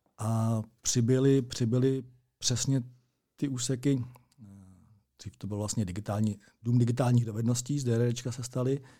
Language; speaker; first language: Czech; native; Czech